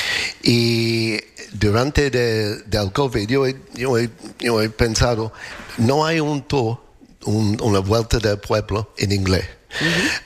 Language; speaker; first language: Spanish; non-native, fluent; English